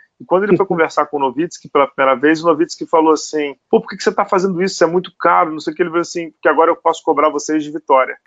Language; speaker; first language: Portuguese; native; Portuguese